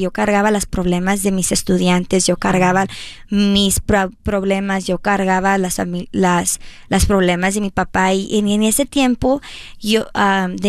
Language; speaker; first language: Spanish; early bilingual, heritage; Spanish